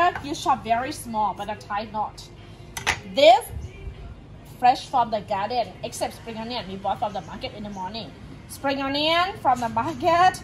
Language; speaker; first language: English; non-native, fluent; Thai